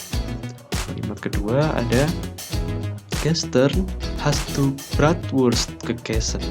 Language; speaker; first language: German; non-native, learner; Indonesian